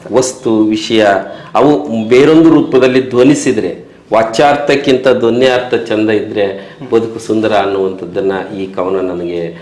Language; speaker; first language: Kannada; native; Kannada